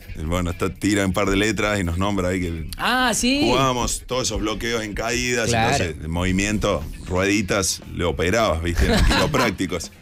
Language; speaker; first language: Spanish; native; Spanish